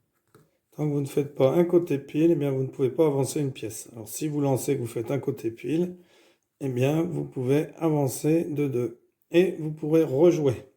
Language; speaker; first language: French; native; French